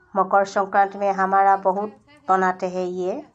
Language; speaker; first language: Hindi; non-native, local second language; Assamese